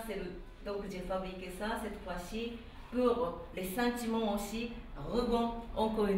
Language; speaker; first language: French; non-native, learner; Japanese